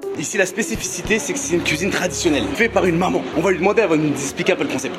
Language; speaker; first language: French; early bilingual, other home language; Arabic